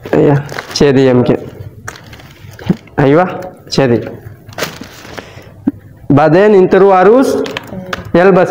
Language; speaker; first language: Arabic; non-native, learner; Telugu